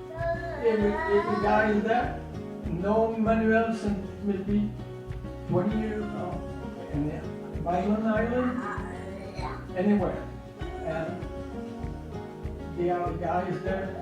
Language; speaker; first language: English; non-native, learner; French